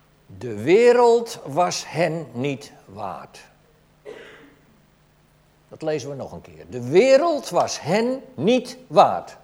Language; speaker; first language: Dutch; native; Dutch